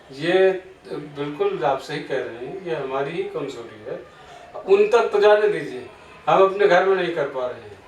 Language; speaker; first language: Urdu; native; Urdu